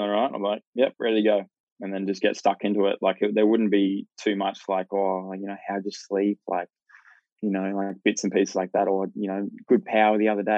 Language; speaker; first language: English; native; English